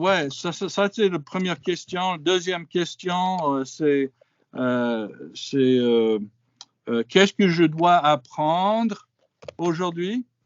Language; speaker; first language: French; non-native, fluent; English